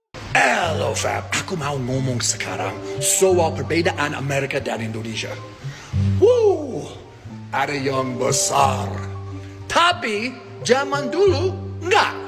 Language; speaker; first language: Indonesian; non-native, fluent; English